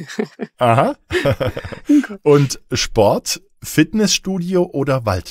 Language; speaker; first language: German; native; German